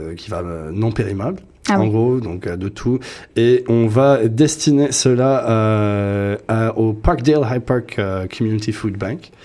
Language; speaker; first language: French; native; French